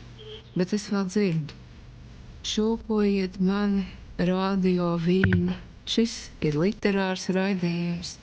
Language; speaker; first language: Latvian; native; Latvian